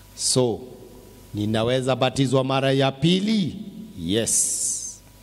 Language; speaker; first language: Swahili; non-native, local second language; Kikuyu